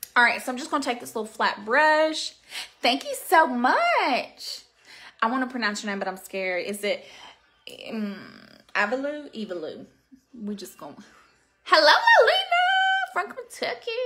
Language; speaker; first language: English; native; English